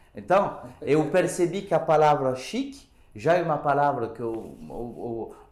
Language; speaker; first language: Portuguese; non-native, fluent; French